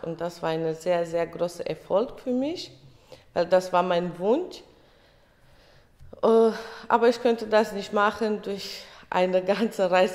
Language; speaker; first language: German; early bilingual, other home language; Romany